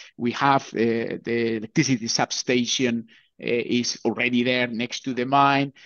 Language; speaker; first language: English; non-native, fluent; Spanish